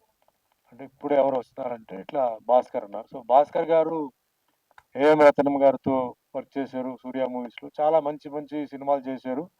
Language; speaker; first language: Telugu; native; Telugu